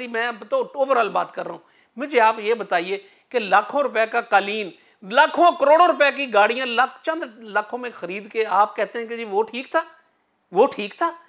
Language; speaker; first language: Urdu; non-native, local second language; Punjabi